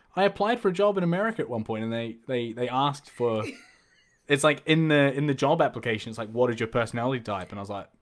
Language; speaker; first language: English; native; English